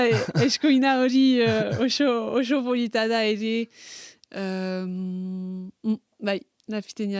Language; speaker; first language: Basque; non-native, local second language; French